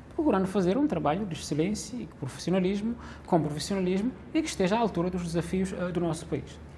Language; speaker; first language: Portuguese; non-native, local second language; Kabuverdianu